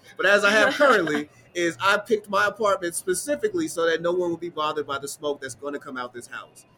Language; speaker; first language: English; native; English